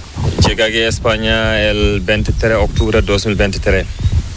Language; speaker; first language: Spanish; non-native, learner; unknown